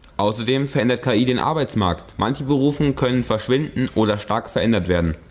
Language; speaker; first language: German; native; German